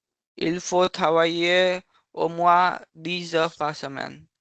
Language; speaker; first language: French; non-native, fluent; Hindi